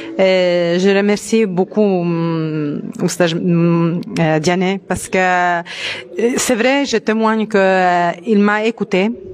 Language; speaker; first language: French; non-native, fluent; Italian